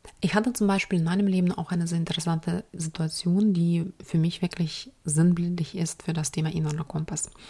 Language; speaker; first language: German; non-native, fluent; Ukrainian